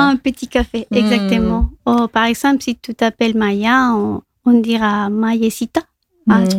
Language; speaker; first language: French; non-native, local second language; Spanish